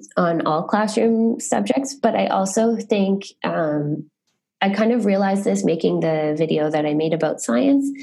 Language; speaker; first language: English; native; English